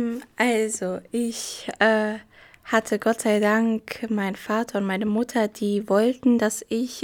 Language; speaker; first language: German; early bilingual, other home language; Arabic